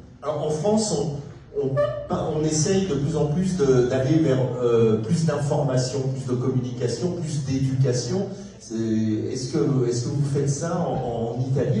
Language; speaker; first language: French; native; French